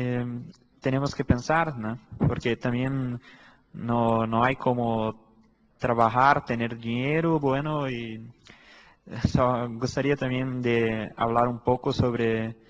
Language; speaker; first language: Spanish; non-native, fluent; Portuguese